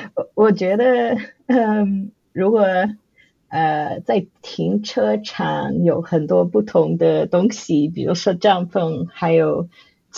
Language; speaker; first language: Chinese; non-native, fluent; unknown